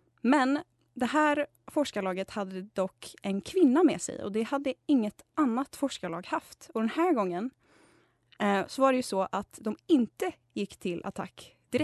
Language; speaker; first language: Swedish; native; Swedish